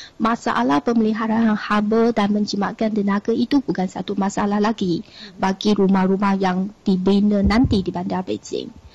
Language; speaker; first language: Malay; non-native, fluent; Chinese